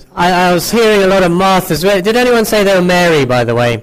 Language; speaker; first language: English; native; English